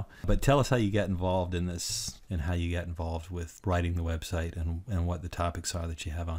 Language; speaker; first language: English; native; English